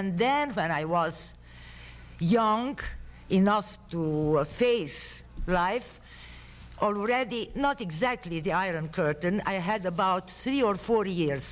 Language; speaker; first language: English; non-native, fluent; Romanian